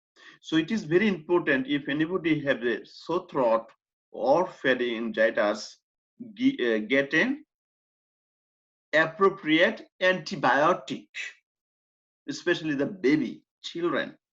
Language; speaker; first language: English; non-native, fluent; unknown